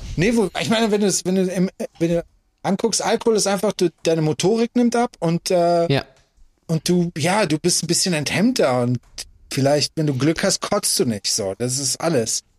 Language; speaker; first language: German; early bilingual, other home language; Persian